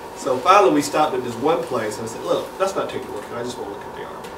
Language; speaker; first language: English; native; English